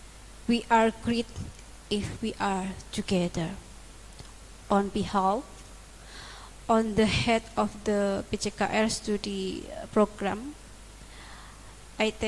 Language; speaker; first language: English; non-native, learner; Indonesian